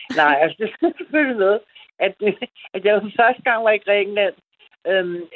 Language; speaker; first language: Danish; native; Danish